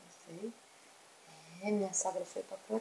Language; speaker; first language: Spanish; non-native, learner; Portuguese